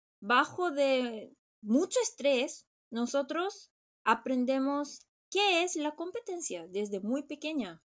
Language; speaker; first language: Spanish; non-native, fluent; Korean